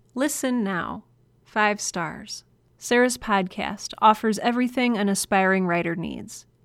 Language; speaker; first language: English; native; English